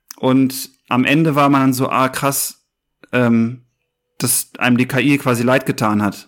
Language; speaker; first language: German; native; German